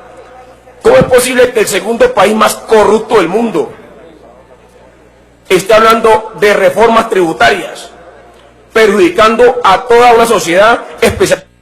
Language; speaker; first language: Spanish; native; Spanish